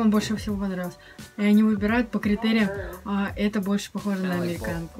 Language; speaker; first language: Russian; native; Russian